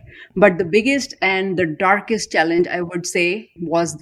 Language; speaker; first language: English; non-native, local second language; Urdu